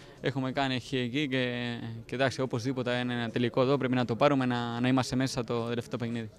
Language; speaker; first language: Greek; non-native, learner; Spanish